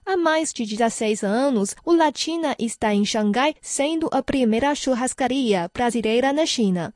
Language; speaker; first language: Portuguese; non-native, fluent; Chinese